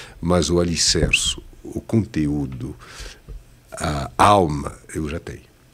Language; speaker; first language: Portuguese; non-native, fluent; French